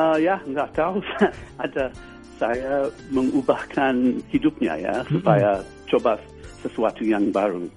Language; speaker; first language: Indonesian; non-native, fluent; English